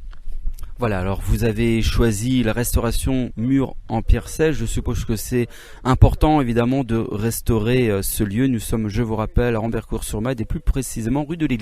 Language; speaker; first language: French; native; French